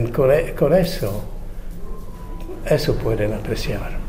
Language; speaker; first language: Spanish; non-native, fluent; Czech